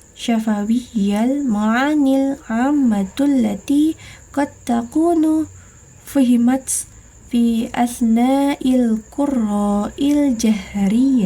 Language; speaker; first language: Arabic; non-native, learner; Indonesian